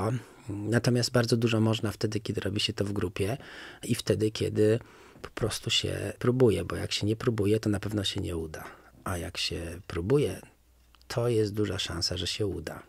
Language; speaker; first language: Polish; native; Polish